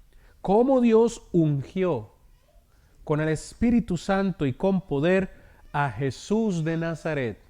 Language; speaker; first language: Spanish; native; Spanish